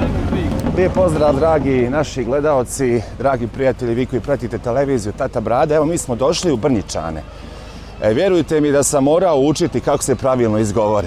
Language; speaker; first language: Croatian; native; Croatian